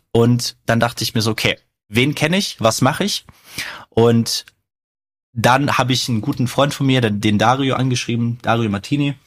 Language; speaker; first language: German; early bilingual, other home language; Russian